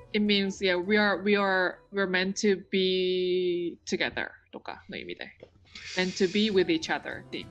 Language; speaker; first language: English; native; English